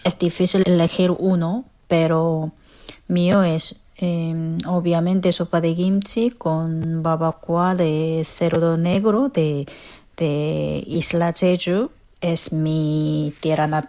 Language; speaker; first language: Spanish; non-native, learner; Korean